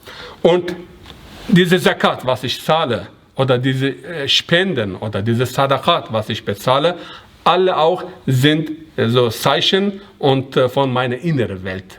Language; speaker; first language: German; non-native, learner; Persian